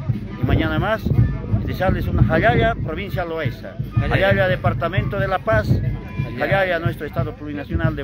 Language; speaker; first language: Spanish; non-native, local second language; Aymara